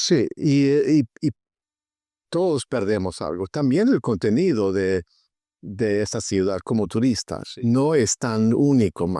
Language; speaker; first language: Spanish; non-native, fluent; Swedish